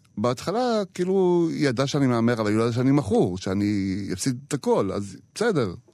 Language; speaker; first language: Hebrew; native; Hebrew